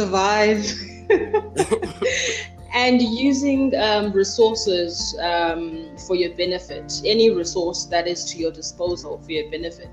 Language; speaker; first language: English; non-native, local second language; Xhosa